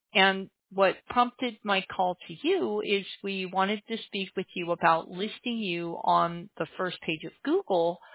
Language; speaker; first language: English; native; English